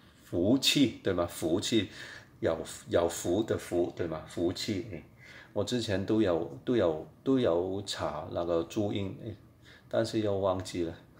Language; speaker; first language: Chinese; non-native, fluent; Cantonese